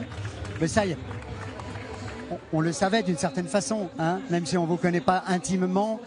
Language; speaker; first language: French; native; French